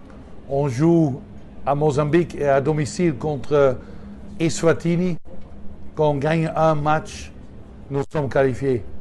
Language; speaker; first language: French; non-native, fluent; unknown